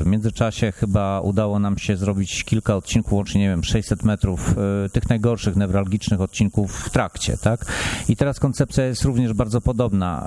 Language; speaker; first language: Polish; native; Polish